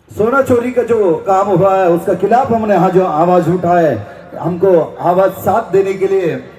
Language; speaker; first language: Hindi; non-native, local second language; Malayalam